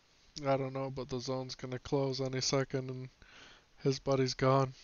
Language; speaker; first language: English; native; English